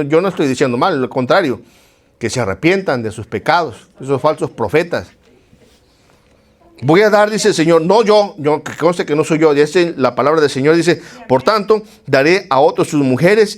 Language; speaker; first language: Spanish; native; Spanish